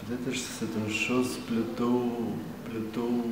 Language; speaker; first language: French; non-native, fluent; Russian